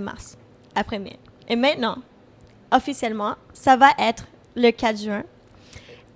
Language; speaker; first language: French; non-native, fluent; English